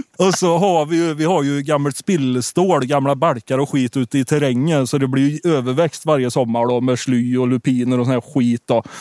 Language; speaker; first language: Swedish; native; Swedish